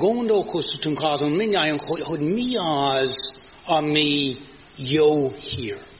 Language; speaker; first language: Hungarian; non-native, fluent; English